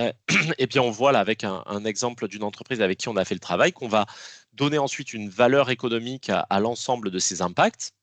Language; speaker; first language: French; native; French